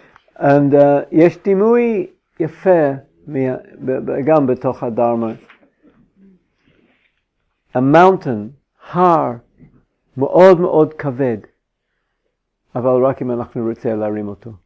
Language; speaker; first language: Hebrew; non-native, fluent; English